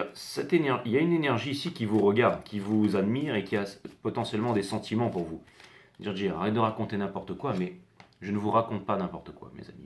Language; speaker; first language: French; native; French